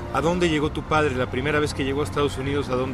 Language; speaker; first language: Spanish; native; Spanish